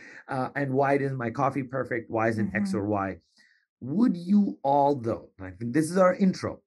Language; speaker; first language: English; native; English